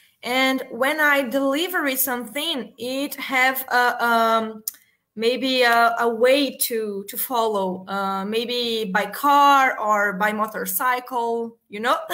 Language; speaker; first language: English; non-native, learner; Portuguese